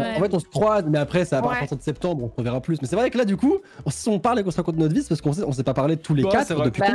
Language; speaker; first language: French; native; French